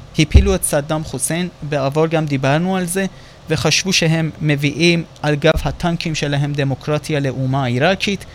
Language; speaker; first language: Hebrew; non-native, fluent; Persian